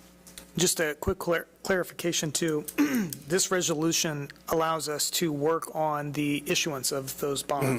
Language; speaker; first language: English; native; English